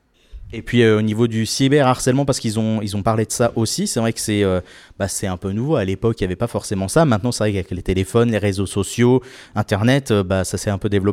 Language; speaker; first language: French; native; French